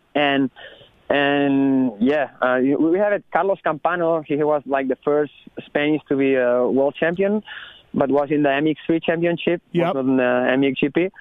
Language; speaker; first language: English; non-native, learner; Spanish